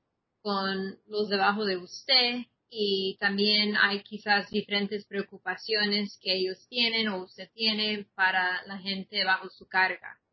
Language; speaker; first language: Spanish; non-native, fluent; English